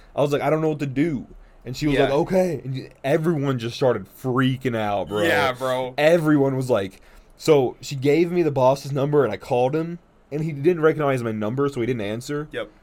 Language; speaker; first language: English; native; English